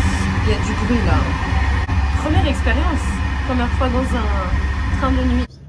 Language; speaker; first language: French; native; French